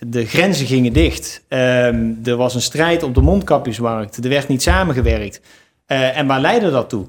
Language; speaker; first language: Dutch; native; Dutch